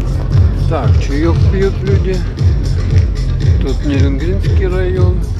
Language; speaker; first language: Russian; native; Russian